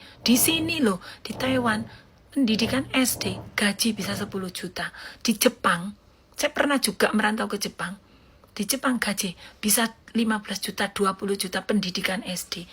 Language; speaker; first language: Indonesian; native; Indonesian